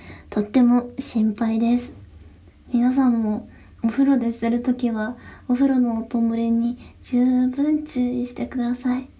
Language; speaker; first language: Japanese; native; Japanese